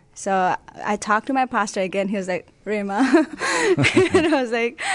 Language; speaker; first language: English; non-native, local second language; Nepali